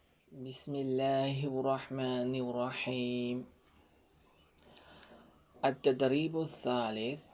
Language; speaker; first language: Arabic; non-native, fluent; Burmese